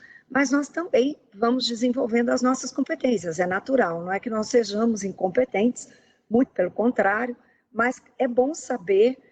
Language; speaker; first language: Portuguese; native; Portuguese